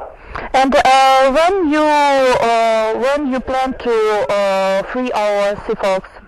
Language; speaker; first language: English; non-native, learner; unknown